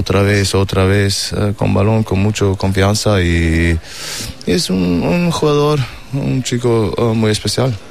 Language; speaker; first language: Spanish; non-native, learner; German